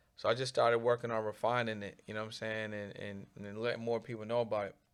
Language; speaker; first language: English; native; English